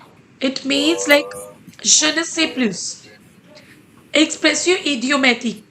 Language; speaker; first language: French; non-native, fluent; Hindi